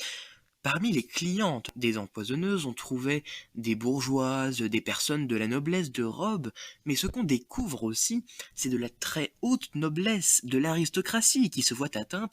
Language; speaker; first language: French; native; French